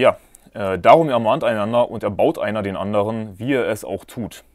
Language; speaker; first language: German; native; German